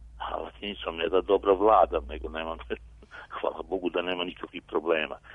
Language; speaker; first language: Serbian; native; Serbian